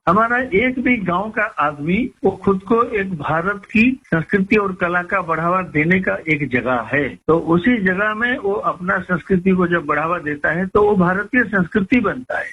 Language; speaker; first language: Hindi; non-native, local second language; Odia